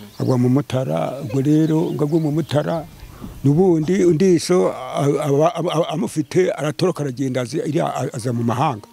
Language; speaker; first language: Kinyarwanda; native; Kinyarwanda